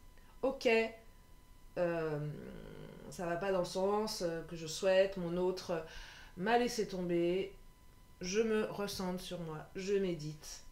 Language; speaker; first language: French; native; French